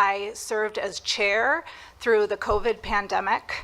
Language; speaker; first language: English; native; English